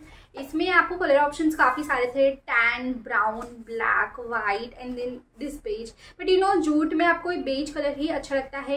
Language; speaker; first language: Hindi; native; Hindi